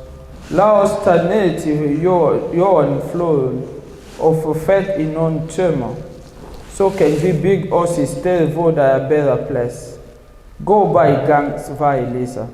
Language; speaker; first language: Danish; non-native, fluent; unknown